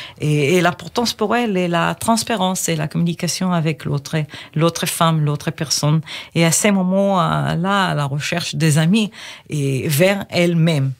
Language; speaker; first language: French; non-native, fluent; Hebrew